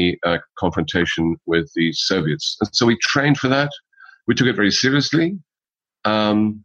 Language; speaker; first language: English; native; English